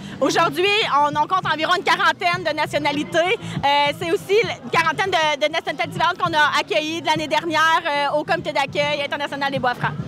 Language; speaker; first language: French; native; French